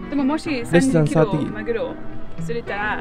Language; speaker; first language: Japanese; non-native, learner; English